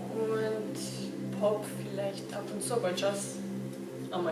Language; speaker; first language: German; non-native, fluent; Romanian